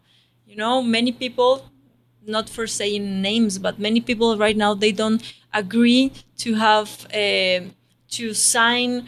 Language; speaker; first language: English; non-native, learner; Spanish